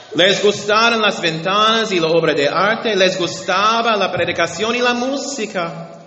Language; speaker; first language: Spanish; non-native, learner; English